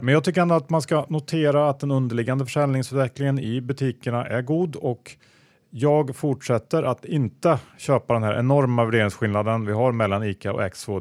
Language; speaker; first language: Swedish; native; Swedish